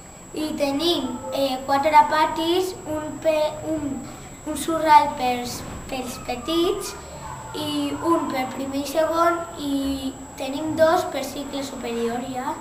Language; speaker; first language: Catalan; early bilingual, other home language; Spanish